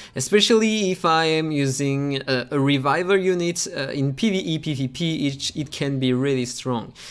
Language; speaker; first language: English; non-native, fluent; French